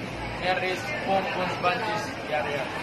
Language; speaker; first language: German; non-native, learner; Filipino